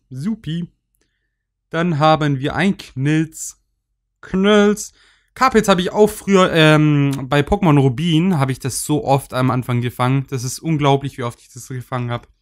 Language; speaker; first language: German; native; German